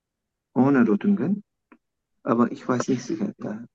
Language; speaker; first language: German; non-native, learner; Turkish